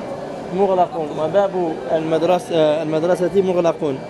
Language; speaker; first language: Arabic; non-native, fluent; French